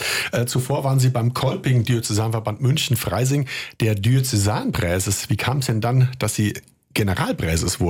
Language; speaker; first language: German; native; German